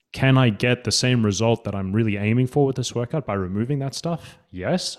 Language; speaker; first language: English; native; English